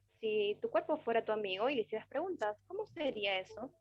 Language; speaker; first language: Spanish; native; Spanish